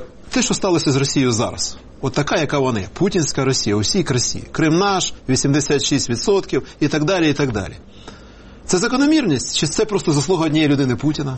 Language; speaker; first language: Ukrainian; native; Ukrainian